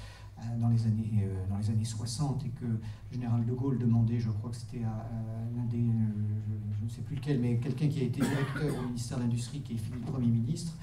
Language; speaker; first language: French; native; French